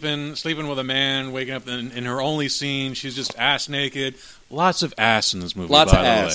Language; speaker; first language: English; native; English